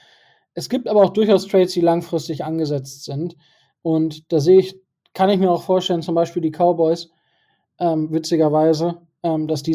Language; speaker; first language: German; native; German